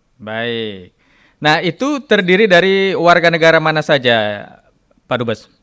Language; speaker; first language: Indonesian; native; Indonesian